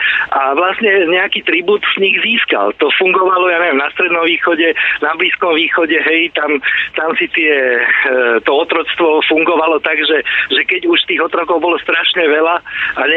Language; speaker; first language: Slovak; native; Slovak